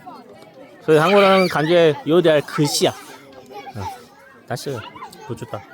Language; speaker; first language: Chinese; non-native, fluent; Korean